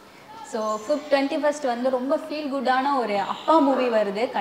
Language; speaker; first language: Tamil; native; Tamil